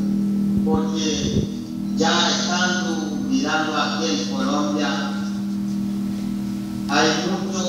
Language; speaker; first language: Spanish; non-native, local second language; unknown